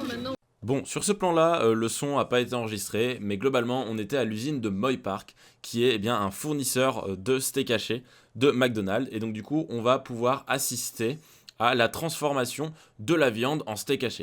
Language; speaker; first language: French; native; French